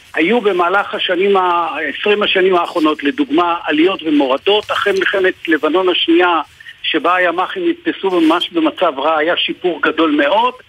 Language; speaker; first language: Hebrew; native; Hebrew